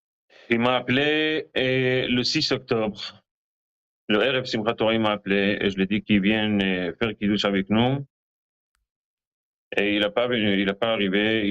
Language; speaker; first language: French; non-native, learner; Hebrew